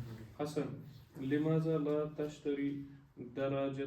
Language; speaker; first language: Arabic; non-native, learner; Urdu